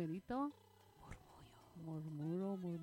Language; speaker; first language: Spanish; native; Spanish